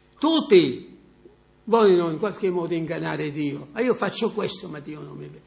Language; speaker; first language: Italian; non-native, fluent; English